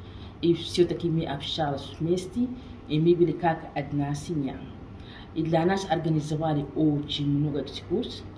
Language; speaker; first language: Russian; non-native, fluent; Arabic